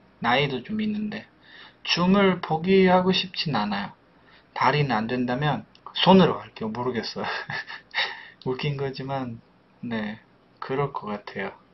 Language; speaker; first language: Korean; non-native, fluent; Polish